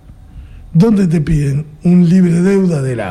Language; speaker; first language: Spanish; native; Spanish